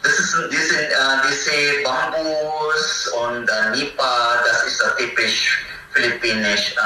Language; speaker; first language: German; non-native, learner; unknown